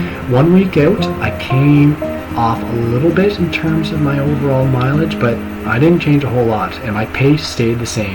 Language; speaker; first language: English; native; English